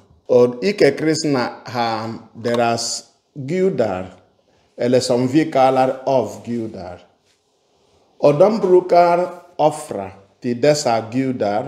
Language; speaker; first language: Swedish; non-native, fluent; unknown